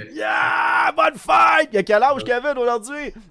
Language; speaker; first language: French; native; French